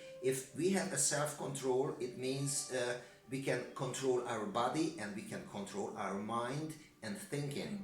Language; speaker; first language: English; non-native, learner; Hungarian